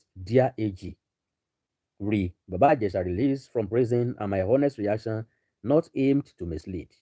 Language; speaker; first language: English; non-native, local second language; Yoruba